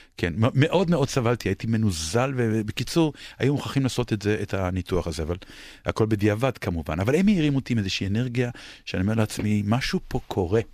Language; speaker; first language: Hebrew; native; Hebrew